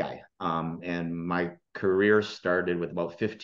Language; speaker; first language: English; native; English